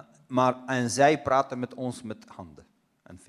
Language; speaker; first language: Dutch; non-native, fluent; Russian